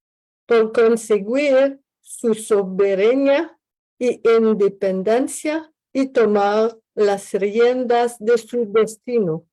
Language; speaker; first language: Spanish; non-native, learner; French